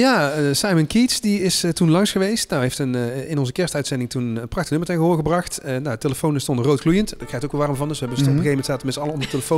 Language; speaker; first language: Dutch; native; Dutch